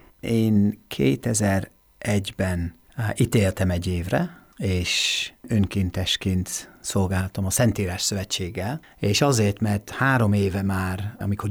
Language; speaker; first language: Hungarian; non-native, fluent; English